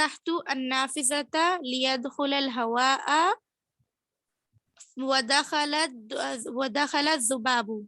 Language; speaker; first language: Arabic; non-native, learner; Urdu